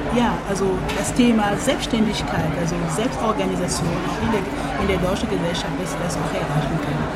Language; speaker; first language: German; non-native, fluent; French